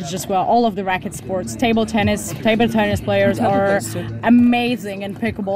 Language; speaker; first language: English; non-native, fluent; Polish